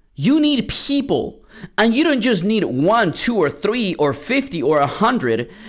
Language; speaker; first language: English; early bilingual, other home language; Spanish